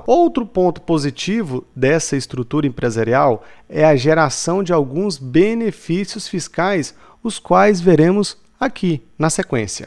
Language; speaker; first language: Portuguese; native; Portuguese